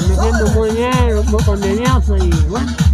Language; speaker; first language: Spanish; native; Spanish